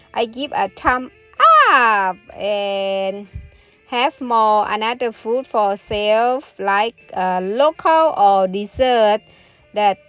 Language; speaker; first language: English; non-native, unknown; Thai